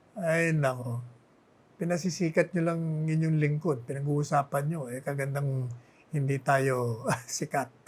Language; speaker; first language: Filipino; non-native, local second language; Bikol